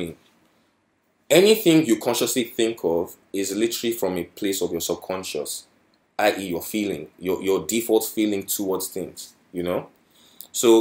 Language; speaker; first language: English; non-native, local second language; Yoruba